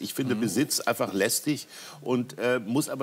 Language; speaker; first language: German; native; German